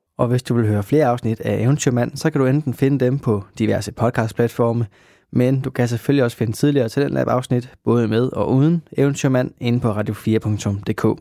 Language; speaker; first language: Danish; native; Danish